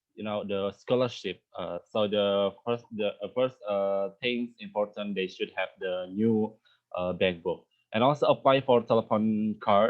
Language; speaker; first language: English; non-native, learner; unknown